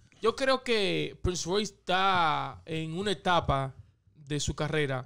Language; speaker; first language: Spanish; early bilingual, heritage; Spanish